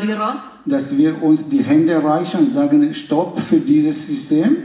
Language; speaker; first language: German; non-native, fluent; Kurdish